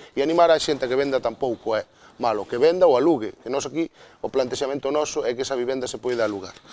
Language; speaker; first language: Galician; non-native, local second language; Spanish